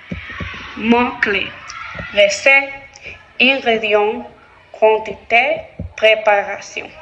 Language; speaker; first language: French; non-native, learner; Spanish